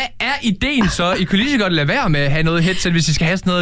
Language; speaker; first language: Danish; native; Danish